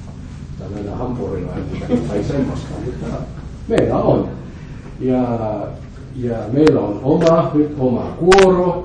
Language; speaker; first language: Finnish; non-native, fluent; French